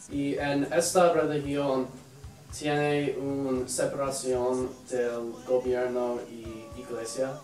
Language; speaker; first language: Spanish; non-native, learner; English